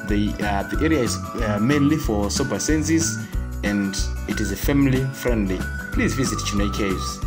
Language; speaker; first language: English; non-native, local second language; Shona